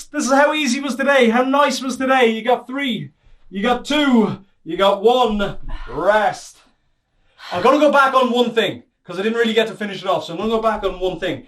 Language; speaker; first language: English; native; English